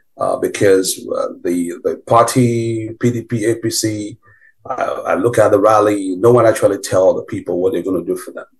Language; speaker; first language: English; non-native, local second language; Bini